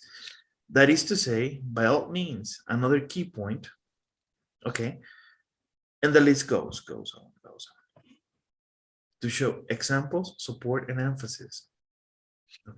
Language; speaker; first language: English; non-native, fluent; Spanish